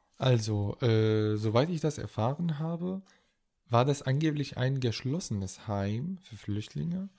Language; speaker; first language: German; non-native, fluent; Arabic